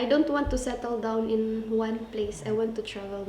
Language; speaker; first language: English; non-native, local second language; Cebuano